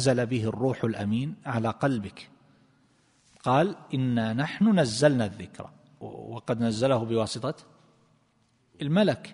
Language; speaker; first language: Arabic; native; Arabic